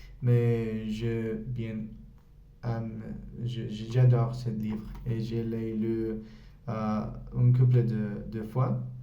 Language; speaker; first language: French; non-native, learner; Spanish